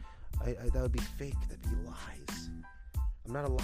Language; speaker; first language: English; native; English